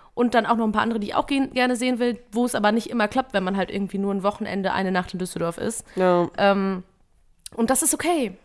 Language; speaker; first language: German; early bilingual, other home language; Vietnamese